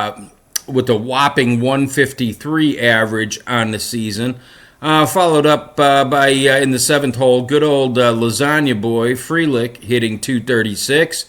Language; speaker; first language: English; native; English